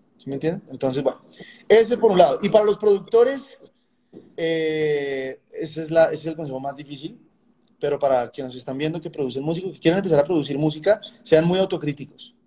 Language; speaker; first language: Spanish; native; Spanish